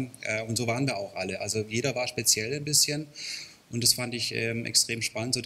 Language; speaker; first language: German; native; German